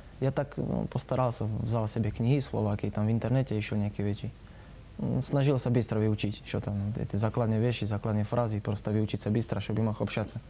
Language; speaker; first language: Russian; non-native, learner; Slovak